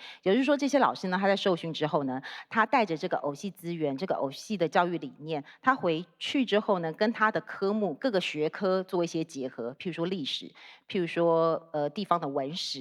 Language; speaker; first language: Chinese; native; Chinese